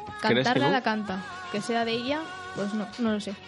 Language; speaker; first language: Spanish; native; Spanish